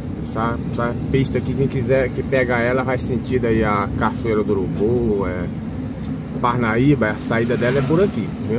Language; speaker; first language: Portuguese; native; Portuguese